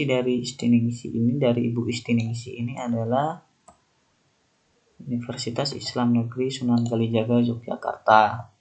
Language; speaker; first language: Indonesian; native; Indonesian